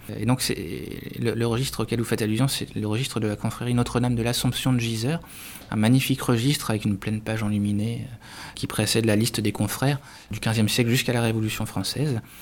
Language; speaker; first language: French; native; French